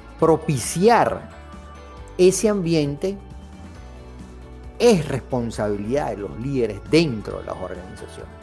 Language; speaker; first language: Spanish; native; Spanish